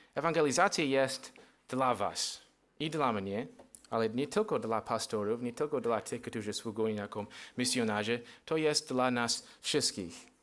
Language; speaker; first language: Polish; non-native, fluent; English